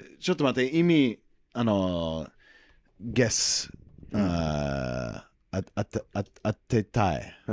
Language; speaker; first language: Japanese; non-native, learner; English